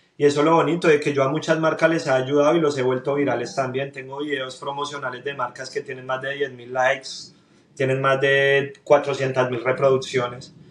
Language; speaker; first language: Spanish; native; Spanish